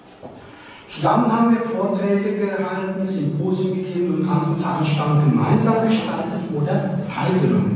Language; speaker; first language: German; early bilingual, other home language; Turkish